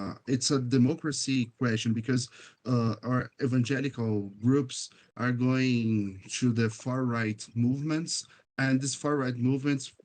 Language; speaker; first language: English; non-native, fluent; Portuguese